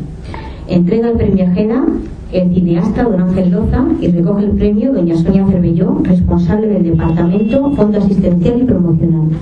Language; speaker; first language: Spanish; native; Spanish